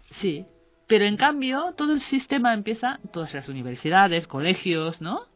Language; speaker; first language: Spanish; non-native, fluent; Japanese